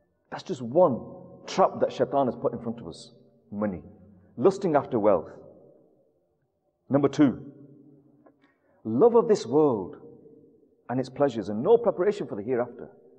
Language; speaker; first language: English; early bilingual, other home language; Urdu